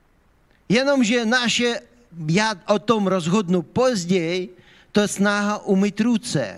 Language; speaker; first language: Czech; non-native, fluent; Ukrainian